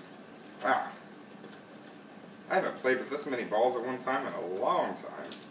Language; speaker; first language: English; native; English